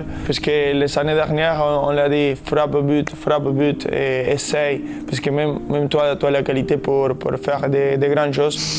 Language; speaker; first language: French; non-native, fluent; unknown